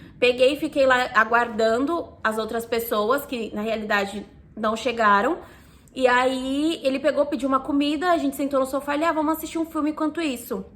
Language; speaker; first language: Portuguese; native; Portuguese